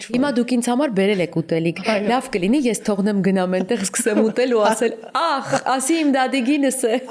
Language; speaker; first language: Armenian; native; Armenian